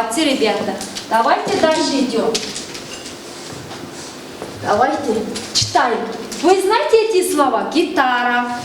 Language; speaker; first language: Russian; non-native, fluent; Mongolian